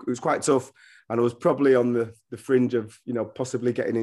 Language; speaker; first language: English; native; English